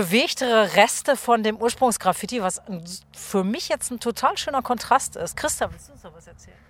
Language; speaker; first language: German; native; German